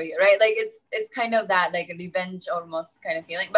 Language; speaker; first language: English; non-native, fluent; Japanese